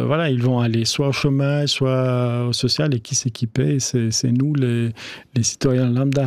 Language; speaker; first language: French; non-native, fluent; Albanian